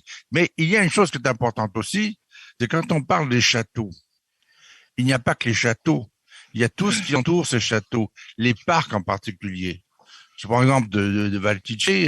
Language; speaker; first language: French; native; French